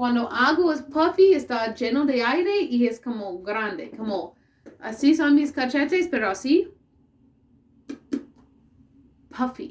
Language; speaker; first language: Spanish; non-native, learner; English